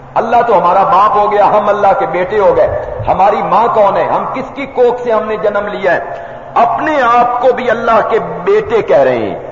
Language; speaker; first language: Urdu; non-native, local second language; Punjabi